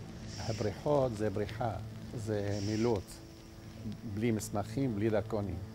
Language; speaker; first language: Hebrew; non-native, fluent; Arabic